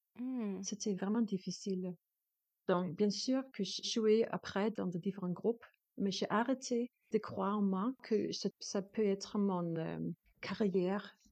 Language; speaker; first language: French; non-native, learner; Danish